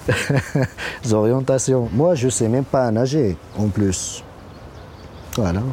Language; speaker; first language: French; non-native, local second language; Arabic